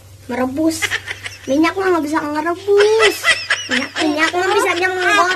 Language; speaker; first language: Indonesian; native; Indonesian